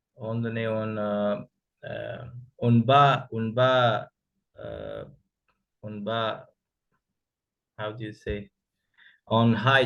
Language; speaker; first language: French; non-native, learner; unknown